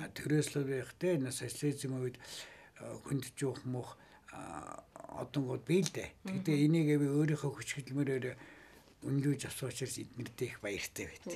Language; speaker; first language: Mongolian; native; Mongolian